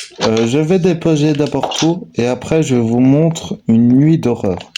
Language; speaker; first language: French; native; French